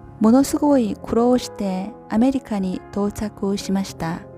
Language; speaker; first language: Japanese; non-native, learner; Korean